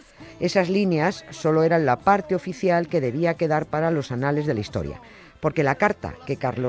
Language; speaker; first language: Spanish; native; Spanish